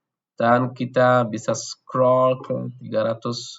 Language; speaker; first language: Indonesian; non-native, fluent; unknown